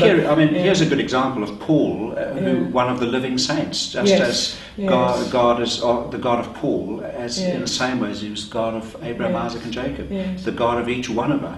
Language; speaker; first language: English; native; English